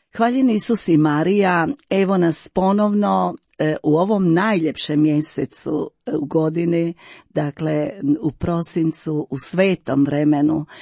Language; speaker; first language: Croatian; native; Croatian